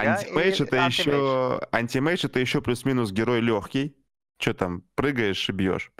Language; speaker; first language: Russian; native; Russian